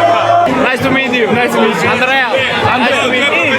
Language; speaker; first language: English; non-native, learner; Italian